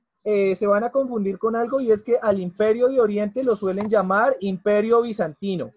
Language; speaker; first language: Spanish; native; Spanish